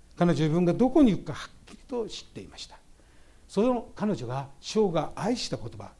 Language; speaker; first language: Japanese; native; Japanese